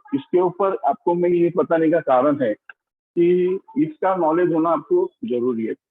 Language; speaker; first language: Hindi; non-native, local second language; Marathi